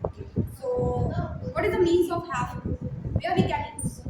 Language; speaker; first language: English; non-native, local second language; Hindi